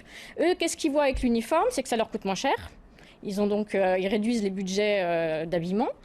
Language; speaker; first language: French; native; French